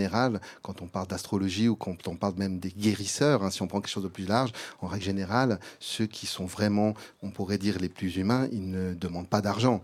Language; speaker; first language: French; native; French